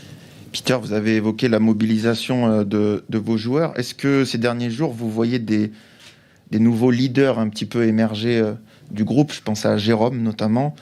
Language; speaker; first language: French; native; French